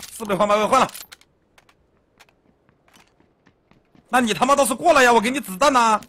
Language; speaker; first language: Chinese; native; Chinese